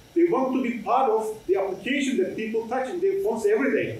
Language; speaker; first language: English; non-native, fluent; Turkish